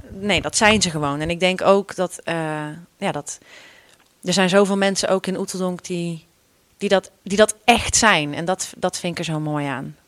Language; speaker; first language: Dutch; native; Dutch